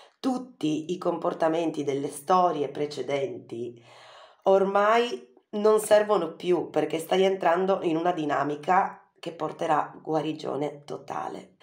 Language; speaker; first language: Italian; native; Italian